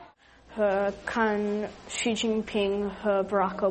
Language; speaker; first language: Chinese; non-native, learner; English